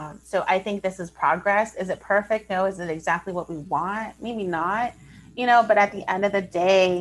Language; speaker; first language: English; early bilingual, other home language; Spanish